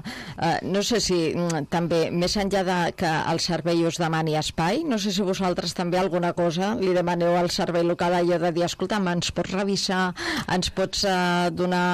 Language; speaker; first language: Catalan; native; Catalan